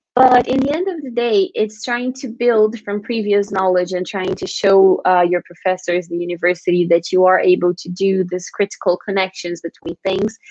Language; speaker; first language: English; non-native, fluent; Portuguese